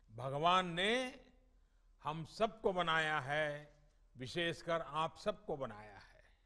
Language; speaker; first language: Hindi; non-native, local second language; Gujarati